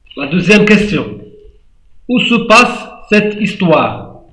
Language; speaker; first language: French; non-native, local second language; Arabic